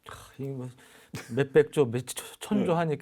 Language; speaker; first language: Korean; native; Korean